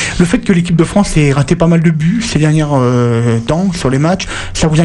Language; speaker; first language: French; native; French